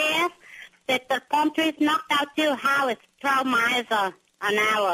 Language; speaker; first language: English; non-native, learner; Vietnamese